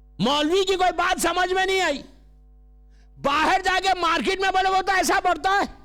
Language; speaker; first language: Urdu; native; Urdu